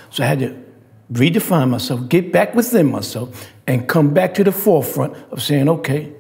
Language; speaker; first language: English; native; English